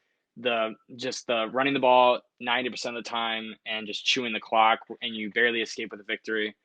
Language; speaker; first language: English; native; English